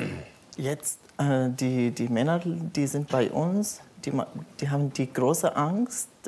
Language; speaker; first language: German; non-native, learner; Arabic